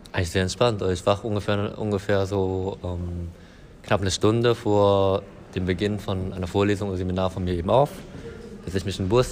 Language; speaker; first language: German; native; German